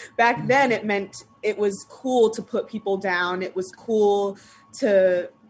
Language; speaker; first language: English; native; English